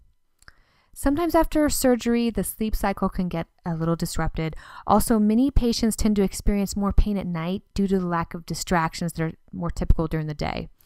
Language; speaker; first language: English; native; English